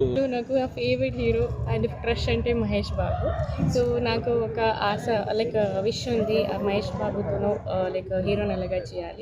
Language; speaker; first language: Telugu; non-native, local second language; Kannada